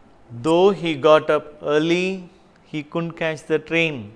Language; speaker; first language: English; non-native, local second language; Tamil